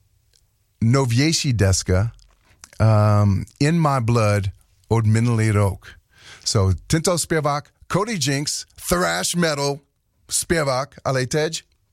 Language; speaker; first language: Czech; non-native, learner; English